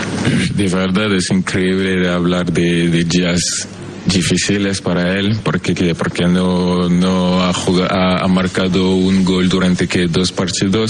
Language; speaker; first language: Spanish; non-native, fluent; French